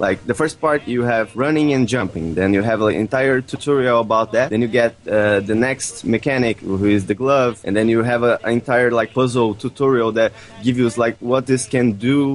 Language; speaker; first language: English; non-native, fluent; Portuguese